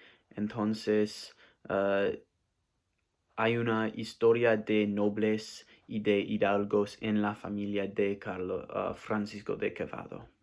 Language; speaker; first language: Spanish; non-native, learner; English